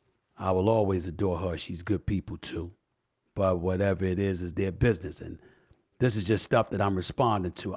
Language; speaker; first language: English; native; English